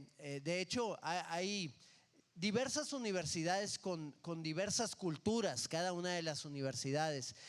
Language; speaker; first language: Spanish; native; Spanish